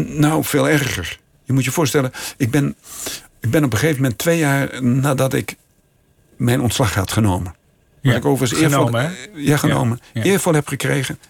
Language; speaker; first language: Dutch; native; Dutch